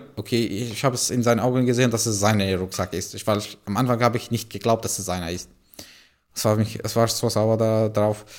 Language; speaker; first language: German; non-native, fluent; Arabic